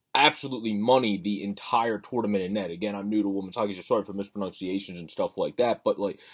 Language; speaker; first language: English; native; English